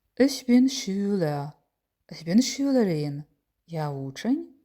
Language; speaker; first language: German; non-native, fluent; Ukrainian